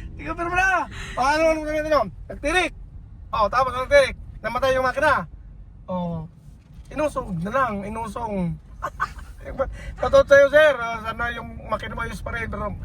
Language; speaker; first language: Filipino; non-native, local second language; Bikol